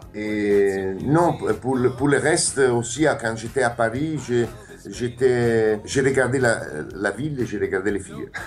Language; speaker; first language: French; non-native, fluent; Italian